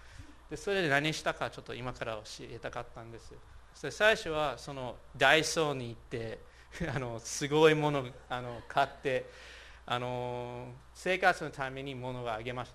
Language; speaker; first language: Japanese; non-native, fluent; English